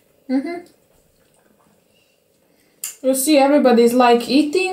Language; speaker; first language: English; non-native, fluent; Serbian